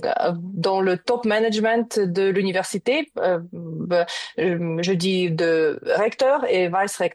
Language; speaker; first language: French; non-native, learner; Ukrainian